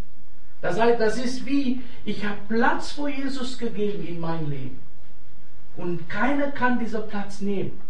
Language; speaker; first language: German; non-native, fluent; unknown